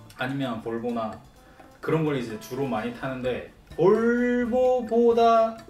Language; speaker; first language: Korean; native; Korean